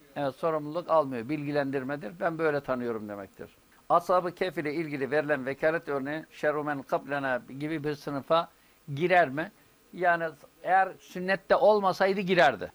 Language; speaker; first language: Turkish; native; Turkish